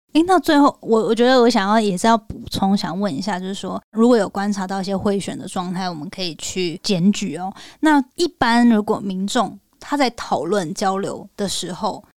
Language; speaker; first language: Chinese; native; Chinese